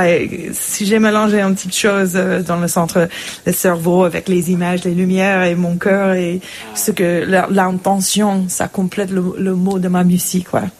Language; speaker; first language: French; non-native, fluent; English